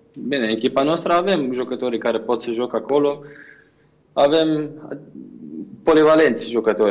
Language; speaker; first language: Romanian; non-native, fluent; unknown